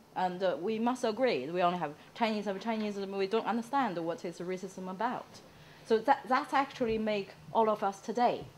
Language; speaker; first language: English; non-native, fluent; Chinese